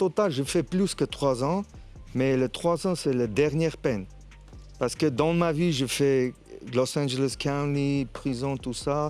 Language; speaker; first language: French; non-native, fluent; Armenian